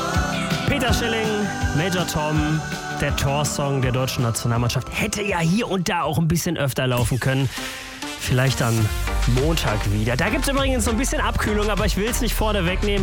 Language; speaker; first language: German; native; German